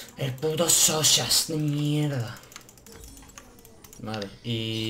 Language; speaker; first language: Spanish; native; Spanish